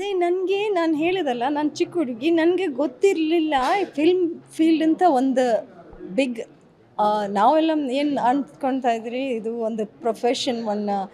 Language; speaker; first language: Kannada; early bilingual, heritage; English